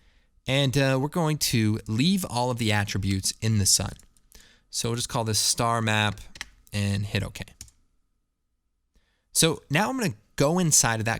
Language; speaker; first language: English; native; English